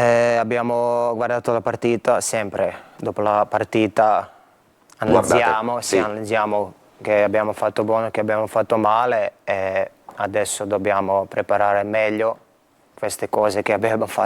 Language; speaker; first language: Italian; non-native, fluent; Croatian